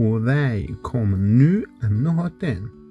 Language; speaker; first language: Dutch; non-native, learner; Kurdish